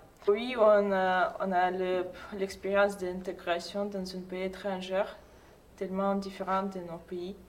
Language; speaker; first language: French; non-native, fluent; Russian